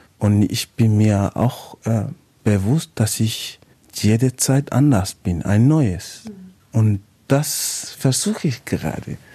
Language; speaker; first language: German; non-native, fluent; Spanish